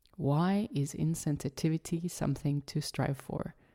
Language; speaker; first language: English; non-native, fluent; Estonian